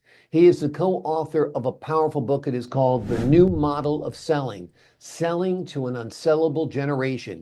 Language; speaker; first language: English; native; English